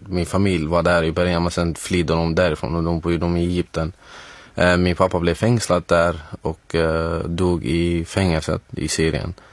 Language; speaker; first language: Swedish; non-native, fluent; Arabic